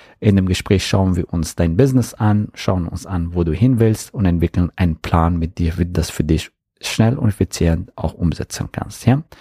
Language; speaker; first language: German; non-native, fluent; Persian